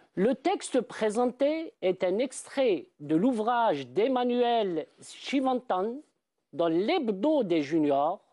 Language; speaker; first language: French; non-native, local second language; Arabic